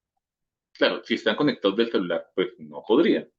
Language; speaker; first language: Spanish; native; Spanish